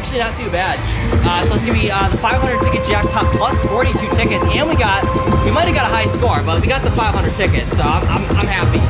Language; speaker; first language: English; native; English